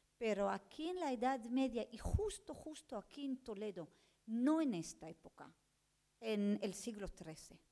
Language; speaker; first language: Spanish; non-native, fluent; Hebrew